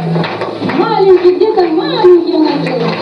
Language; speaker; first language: Russian; non-native, local second language; Kazakh